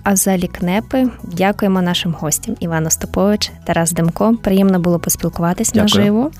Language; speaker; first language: Ukrainian; native; Ukrainian